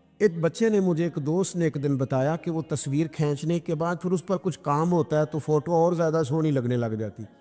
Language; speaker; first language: Urdu; non-native, local second language; Punjabi